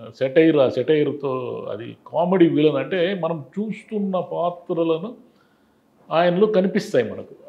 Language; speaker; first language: Telugu; native; Telugu